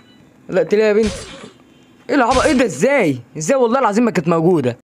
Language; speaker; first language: Arabic; native; Arabic